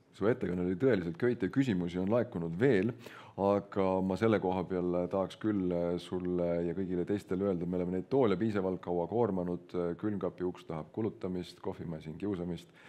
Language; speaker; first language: Estonian; native; Estonian